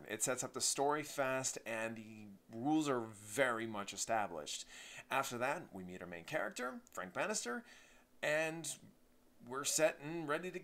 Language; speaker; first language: English; native; English